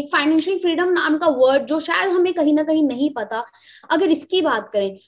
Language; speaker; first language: Hindi; native; Hindi